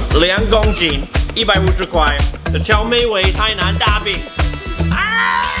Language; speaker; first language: Chinese; non-native, fluent; English